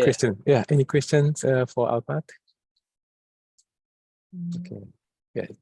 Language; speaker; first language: English; non-native, fluent; Japanese